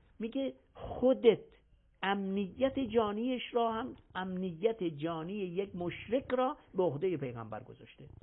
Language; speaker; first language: Persian; native; Persian